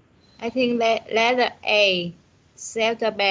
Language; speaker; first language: English; non-native, learner; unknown